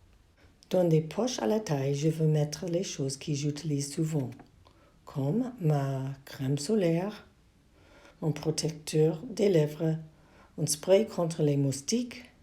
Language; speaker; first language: French; non-native, learner; English